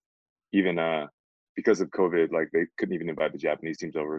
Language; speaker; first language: English; native; English